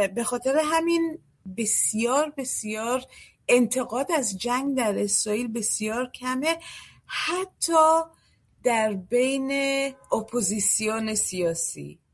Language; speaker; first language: Persian; early bilingual, heritage; Persian